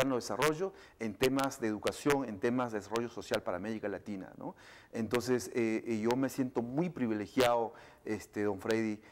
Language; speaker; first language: Spanish; non-native, local second language; Shipibo-Conibo